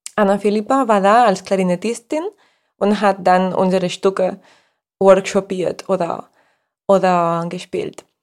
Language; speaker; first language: German; non-native, fluent; Spanish